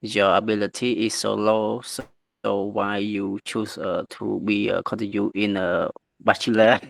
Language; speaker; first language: English; non-native, learner; Khmer